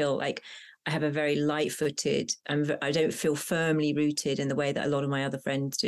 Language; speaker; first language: English; non-native, local second language; Punjabi